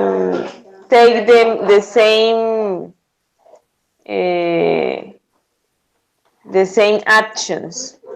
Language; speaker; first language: English; non-native, learner; Spanish